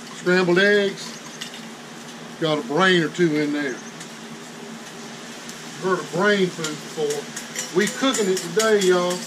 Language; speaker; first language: English; native; English